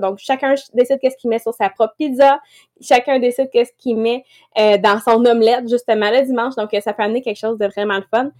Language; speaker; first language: French; native; French